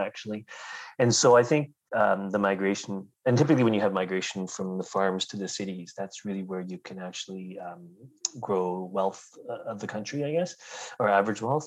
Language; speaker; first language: English; native; English